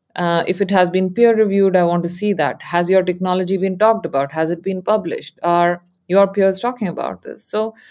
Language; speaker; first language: English; non-native, local second language; Hindi